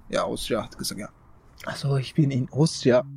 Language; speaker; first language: German; non-native, fluent; Persian